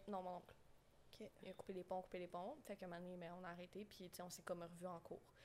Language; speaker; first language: French; native; French